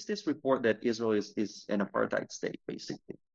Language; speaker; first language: English; non-native, fluent; Hebrew